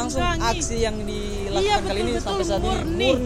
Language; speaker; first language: Indonesian; native; Indonesian